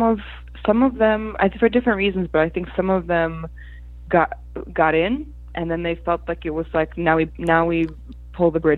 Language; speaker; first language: English; early bilingual, other home language; Polish